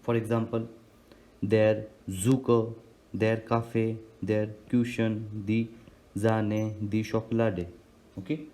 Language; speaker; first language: German; non-native, learner; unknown